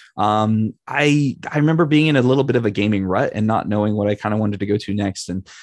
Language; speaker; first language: English; native; English